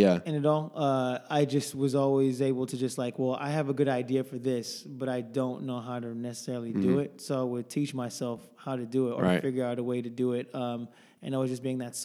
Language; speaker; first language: English; native; English